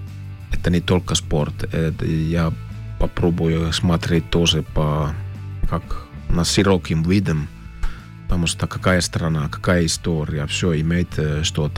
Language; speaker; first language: Russian; non-native, learner; Finnish